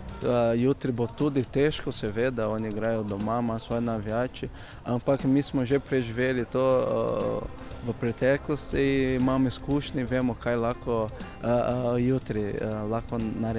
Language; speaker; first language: Slovenian; non-native, fluent; Portuguese